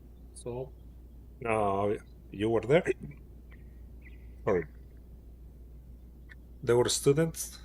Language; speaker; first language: English; non-native, fluent; Spanish